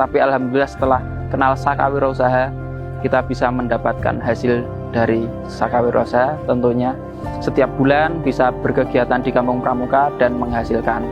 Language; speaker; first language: Indonesian; non-native, local second language; Javanese